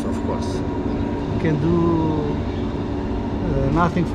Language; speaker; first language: English; non-native, learner; Albanian